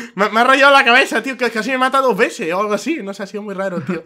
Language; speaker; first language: Spanish; native; Spanish